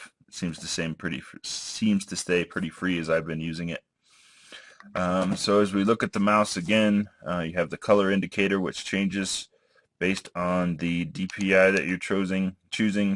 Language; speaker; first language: English; native; English